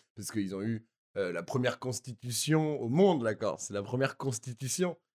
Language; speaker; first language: French; native; French